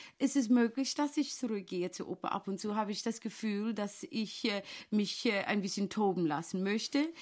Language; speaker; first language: German; non-native, fluent; English